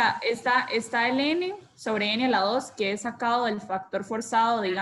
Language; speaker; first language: Spanish; native; Spanish